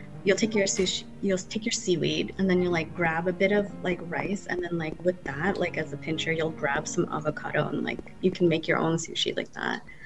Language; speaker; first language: English; native; English